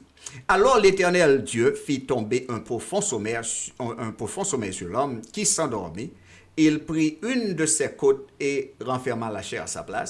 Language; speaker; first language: French; non-native, local second language; Haitian Creole